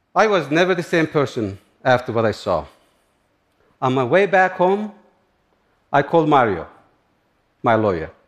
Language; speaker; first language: English; non-native, fluent; Turkish